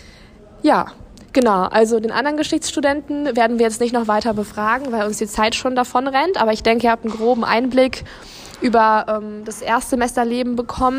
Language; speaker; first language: German; native; German